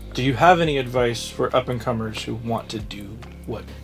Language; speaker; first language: English; native; English